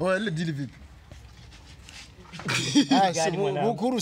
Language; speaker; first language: French; non-native, local second language; Rundi